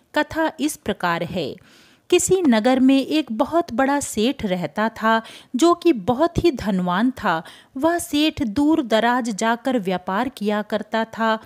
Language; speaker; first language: Hindi; native; Hindi